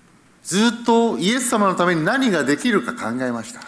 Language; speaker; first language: Japanese; early bilingual, heritage; Japanese